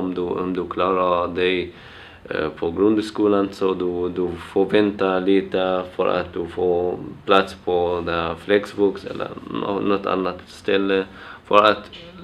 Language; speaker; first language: Swedish; non-native, learner; Arabic